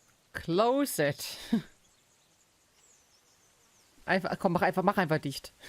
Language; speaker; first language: German; native; German